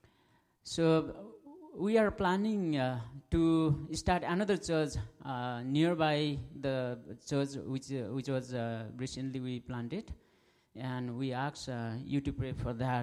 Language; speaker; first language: English; non-native, local second language; Nepali